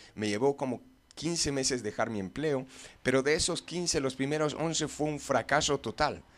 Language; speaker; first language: Spanish; non-native, fluent; English